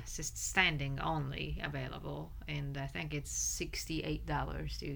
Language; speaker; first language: English; non-native, fluent; Japanese